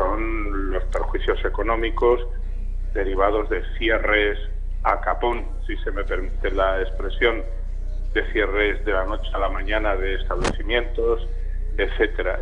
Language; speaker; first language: Spanish; native; Spanish